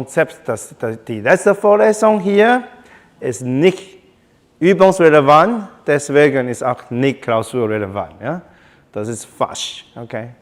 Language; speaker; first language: German; non-native, learner; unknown